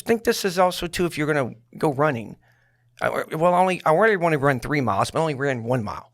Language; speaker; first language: English; native; English